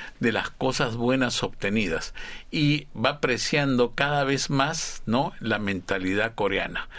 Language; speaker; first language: Spanish; native; Spanish